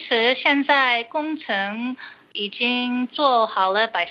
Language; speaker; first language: Chinese; early bilingual, heritage; Chinese